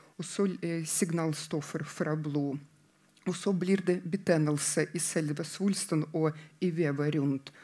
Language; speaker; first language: Norwegian; non-native, fluent; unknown